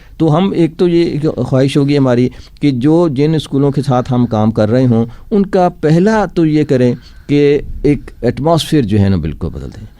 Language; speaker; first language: Urdu; non-native, local second language; Punjabi